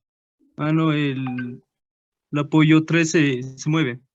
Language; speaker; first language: Spanish; native; Spanish